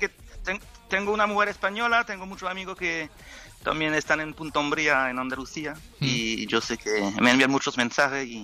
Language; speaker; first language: Spanish; non-native, fluent; French